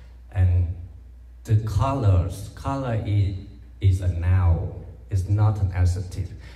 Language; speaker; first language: English; non-native, fluent; Vietnamese